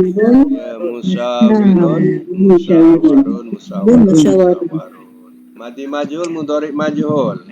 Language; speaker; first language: Arabic; non-native, fluent; Malay